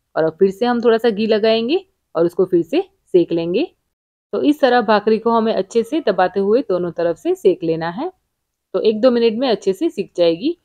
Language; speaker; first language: Hindi; non-native, local second language; Gujarati